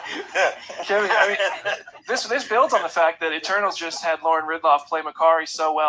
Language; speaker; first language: English; native; English